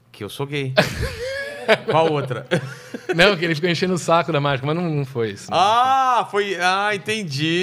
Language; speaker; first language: Portuguese; native; Portuguese